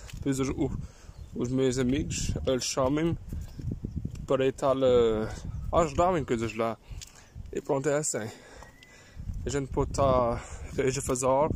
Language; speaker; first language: Portuguese; early bilingual, heritage; Portuguese